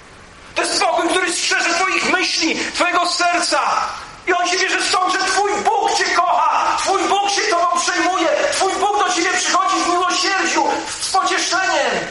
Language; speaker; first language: Polish; native; Polish